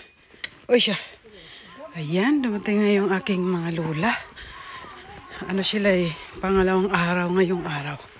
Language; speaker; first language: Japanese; non-native, fluent; Filipino